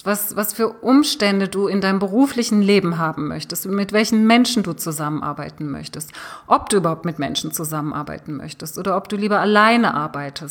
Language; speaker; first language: German; native; German